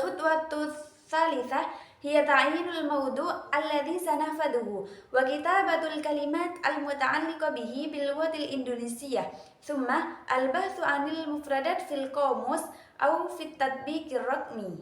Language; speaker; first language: Arabic; non-native, learner; Indonesian